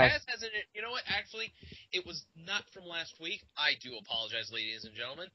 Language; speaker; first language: English; native; English